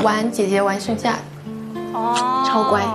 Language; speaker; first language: Chinese; native; Chinese